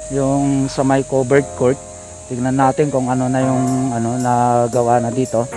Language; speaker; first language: Filipino; native; Filipino